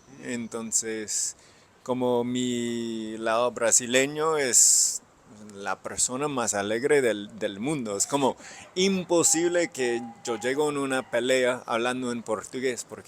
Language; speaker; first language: Spanish; non-native, fluent; English